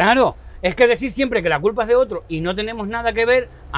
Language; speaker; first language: Spanish; native; Spanish